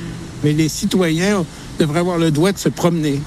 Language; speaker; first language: French; native; French